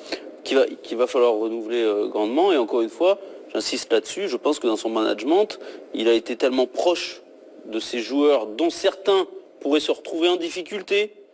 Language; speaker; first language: French; native; French